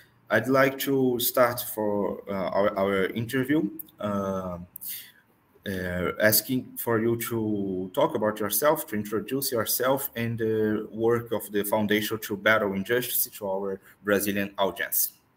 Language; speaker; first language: English; non-native, fluent; Portuguese